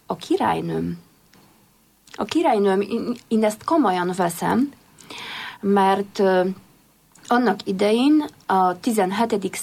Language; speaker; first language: Hungarian; non-native, fluent; Polish